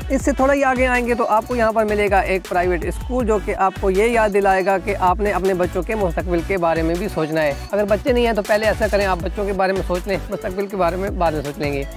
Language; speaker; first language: Urdu; native; Urdu